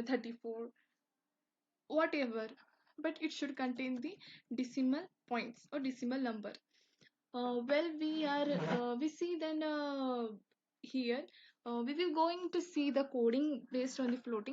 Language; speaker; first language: English; non-native, local second language; Hindi